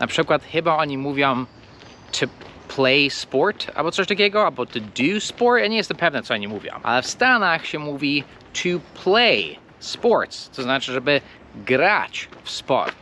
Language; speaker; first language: Polish; non-native, fluent; English